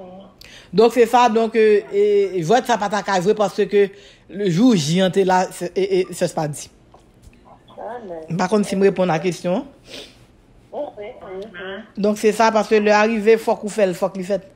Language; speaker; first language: French; non-native, local second language; Haitian Creole